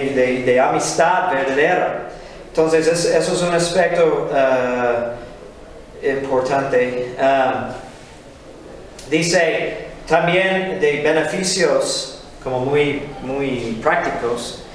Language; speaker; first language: Spanish; non-native, fluent; English